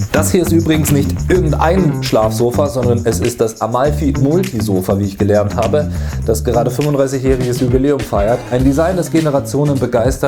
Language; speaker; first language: German; native; German